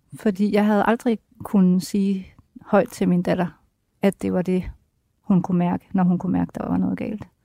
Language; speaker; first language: Danish; native; Danish